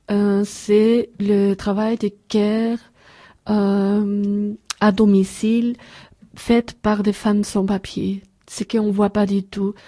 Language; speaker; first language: French; non-native, fluent; German